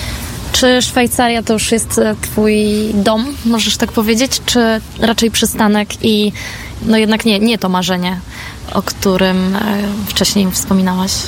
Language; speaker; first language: Polish; native; Polish